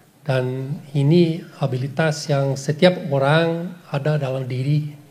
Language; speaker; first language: Indonesian; non-native, fluent; English